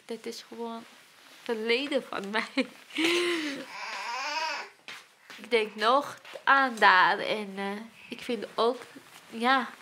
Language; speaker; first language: Dutch; non-native, learner; Arabic